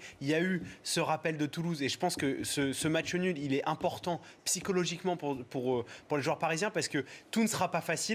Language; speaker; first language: French; native; French